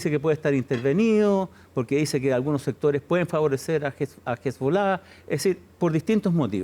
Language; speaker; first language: Spanish; native; Spanish